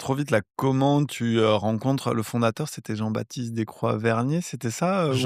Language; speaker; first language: French; native; French